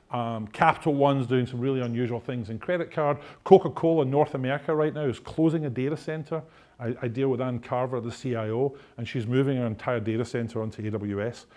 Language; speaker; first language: English; native; English